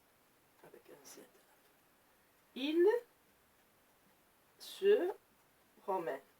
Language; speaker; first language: French; non-native, local second language; Arabic